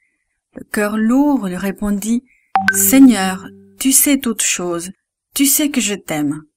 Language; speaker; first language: French; native; French